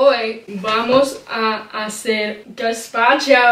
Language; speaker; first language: Spanish; non-native, learner; English